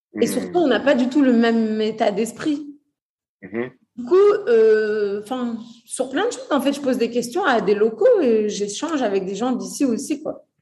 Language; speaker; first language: French; early bilingual, other home language; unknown